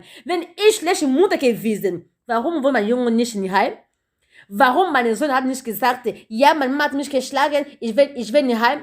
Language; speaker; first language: German; non-native, learner; Lingala